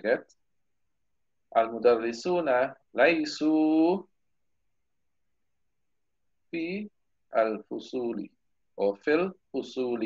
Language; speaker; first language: Arabic; non-native, fluent; English